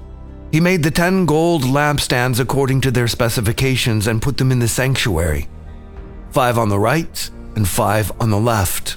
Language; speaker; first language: English; native; English